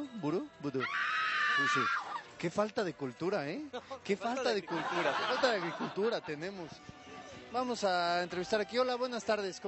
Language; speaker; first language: Spanish; native; Spanish